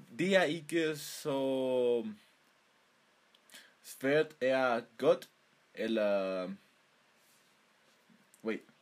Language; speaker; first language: Danish; non-native, learner; Spanish